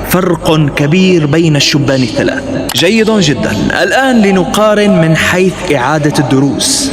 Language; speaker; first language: Arabic; native; Arabic